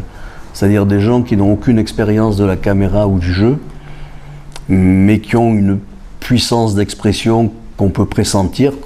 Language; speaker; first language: French; native; French